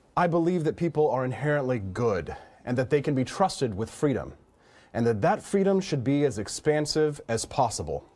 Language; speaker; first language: English; native; English